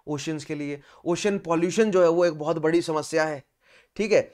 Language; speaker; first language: Hindi; native; Hindi